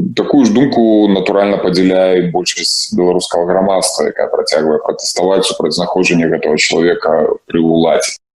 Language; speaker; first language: Belarusian; non-native, local second language; Russian